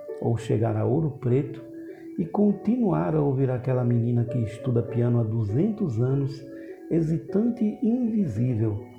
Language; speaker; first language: Portuguese; native; Portuguese